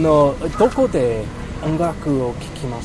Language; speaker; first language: Japanese; non-native, learner; English